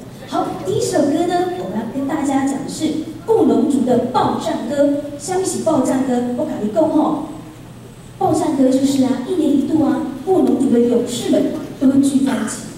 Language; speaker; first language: Chinese; native; Chinese